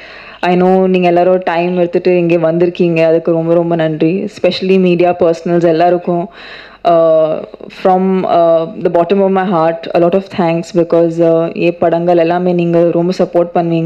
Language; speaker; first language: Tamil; non-native, fluent; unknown